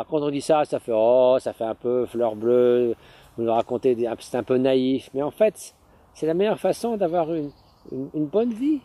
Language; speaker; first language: French; native; French